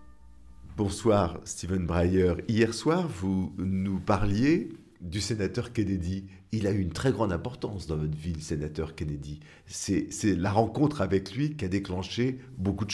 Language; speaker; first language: French; native; French